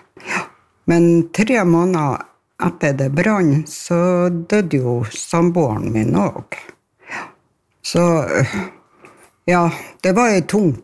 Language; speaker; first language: Norwegian; native; Norwegian